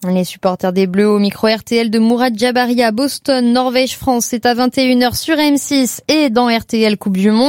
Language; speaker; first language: French; native; French